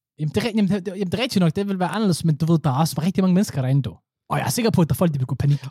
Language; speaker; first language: Danish; early bilingual, other home language; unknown